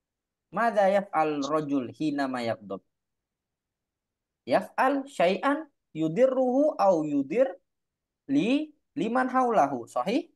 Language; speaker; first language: Arabic; non-native, fluent; Indonesian